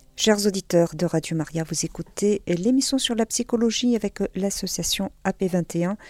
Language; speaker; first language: French; native; French